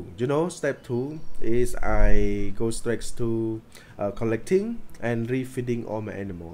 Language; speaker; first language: English; non-native, learner; Khmer